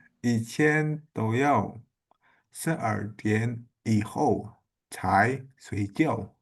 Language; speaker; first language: Chinese; non-native, learner; Indonesian